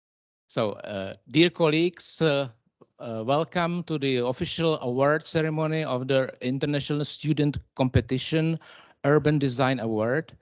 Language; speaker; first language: English; non-native, fluent; Czech